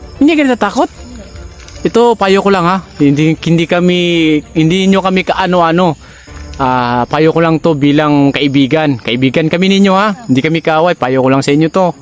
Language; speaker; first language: Filipino; non-native, local second language; Cebuano